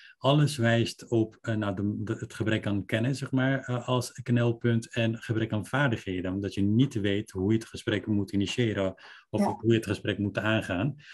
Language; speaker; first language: Dutch; early bilingual, other home language; Persian